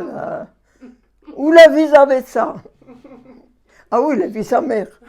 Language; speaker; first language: French; non-native, learner; Arabic